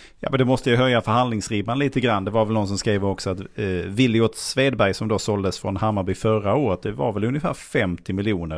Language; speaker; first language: Swedish; native; Swedish